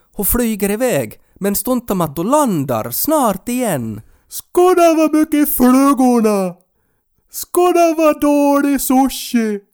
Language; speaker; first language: Swedish; native; Swedish